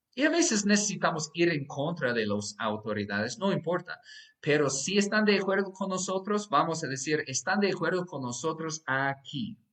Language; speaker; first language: Spanish; non-native, fluent; English